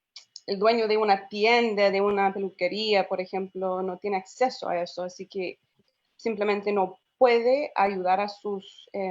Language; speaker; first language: Spanish; non-native, fluent; English